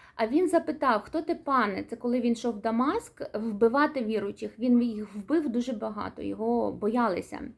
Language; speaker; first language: Ukrainian; non-native, local second language; Russian